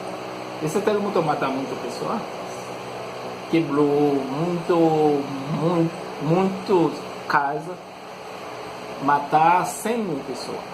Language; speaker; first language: Portuguese; non-native, learner; Haitian Creole